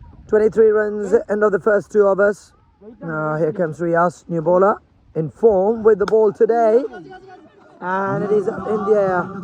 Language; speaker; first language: English; non-native, local second language; Malayalam